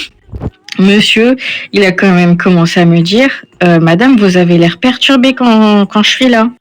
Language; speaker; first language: French; native; French